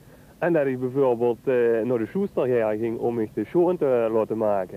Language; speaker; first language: Dutch; native; Dutch